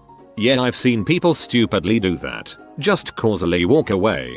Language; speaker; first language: English; native; English